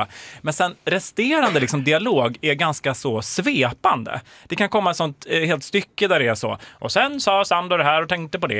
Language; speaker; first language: Swedish; native; Swedish